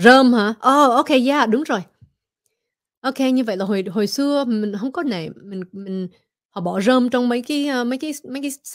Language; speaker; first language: Vietnamese; early bilingual, heritage; Vietnamese